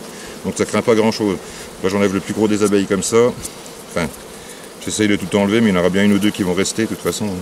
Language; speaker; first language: French; native; French